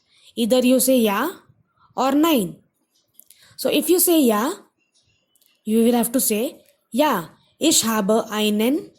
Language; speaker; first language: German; non-native, fluent; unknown